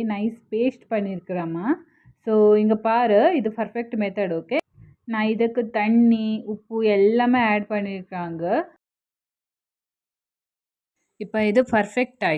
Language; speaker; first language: Tamil; non-native, learner; Kannada